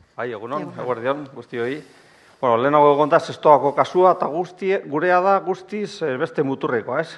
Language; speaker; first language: Basque; non-native, local second language; Spanish